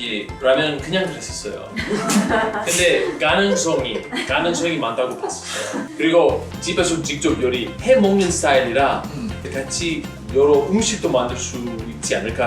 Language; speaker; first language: Korean; non-native, fluent; Greek